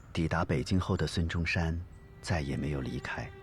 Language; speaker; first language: Chinese; native; Chinese